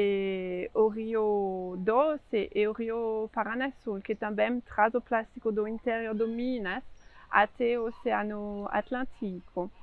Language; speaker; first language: Portuguese; non-native, fluent; French